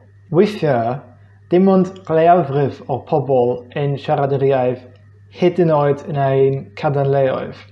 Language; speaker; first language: Welsh; non-native, fluent; English